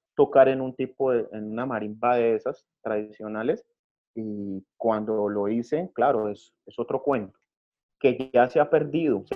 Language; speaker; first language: Spanish; native; Spanish